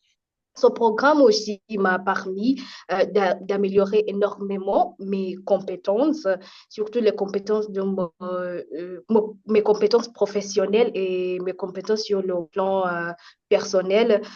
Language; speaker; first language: French; non-native, fluent; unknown